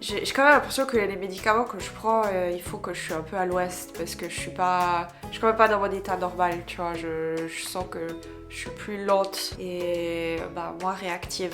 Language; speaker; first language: French; native; French